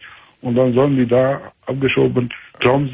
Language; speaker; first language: German; early bilingual, other home language; Albanian